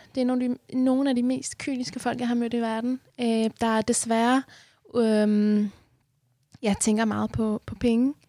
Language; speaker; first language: Danish; early bilingual, other home language; Persian